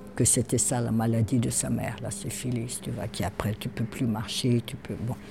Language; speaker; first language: French; non-native, fluent; Portuguese